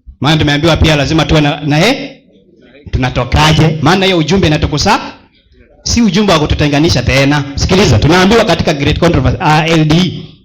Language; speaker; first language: Swahili; non-native, local second language; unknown